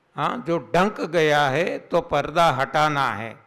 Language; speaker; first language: Hindi; non-native, local second language; Gujarati